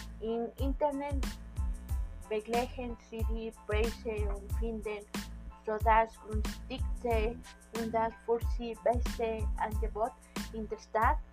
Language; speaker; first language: German; non-native, learner; Spanish